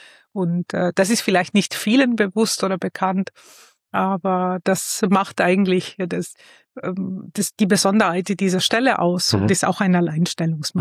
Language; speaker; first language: German; non-native, fluent; Italian